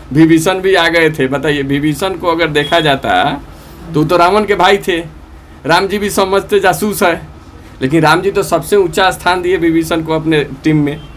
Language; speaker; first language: Hindi; native; Hindi